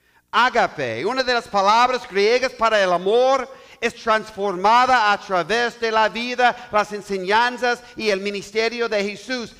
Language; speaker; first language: Spanish; non-native, learner; English